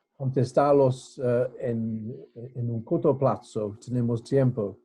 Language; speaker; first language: Spanish; non-native, fluent; English